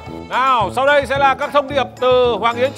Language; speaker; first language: Vietnamese; native; Vietnamese